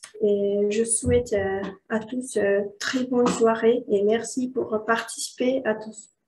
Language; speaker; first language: French; non-native, learner; Finnish